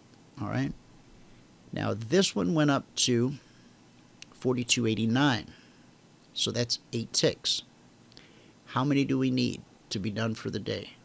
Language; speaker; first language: English; native; English